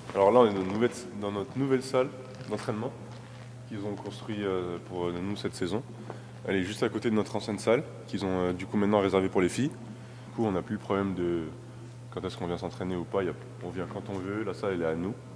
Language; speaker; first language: French; native; French